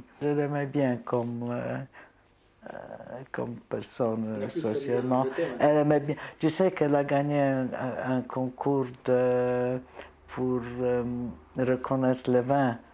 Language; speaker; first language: French; non-native, fluent; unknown